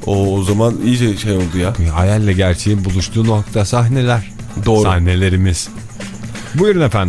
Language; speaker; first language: Turkish; native; Turkish